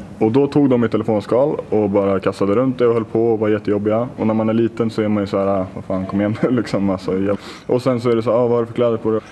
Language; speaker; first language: Swedish; native; Swedish